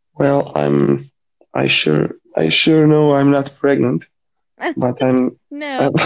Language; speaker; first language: English; non-native, fluent; Croatian